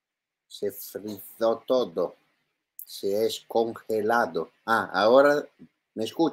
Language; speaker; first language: Spanish; non-native, learner; Italian